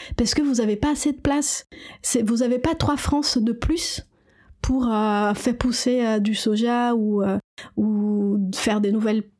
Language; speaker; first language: French; non-native, fluent; Portuguese